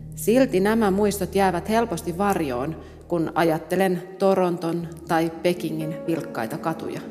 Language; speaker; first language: Finnish; non-native, fluent; Portuguese